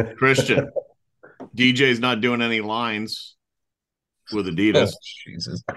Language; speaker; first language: English; native; English